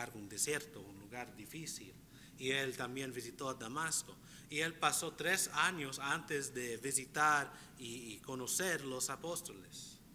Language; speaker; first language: Spanish; non-native, fluent; English